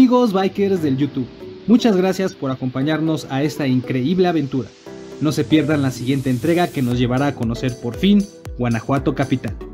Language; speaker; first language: Spanish; native; Spanish